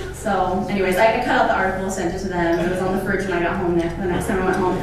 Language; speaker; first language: English; native; English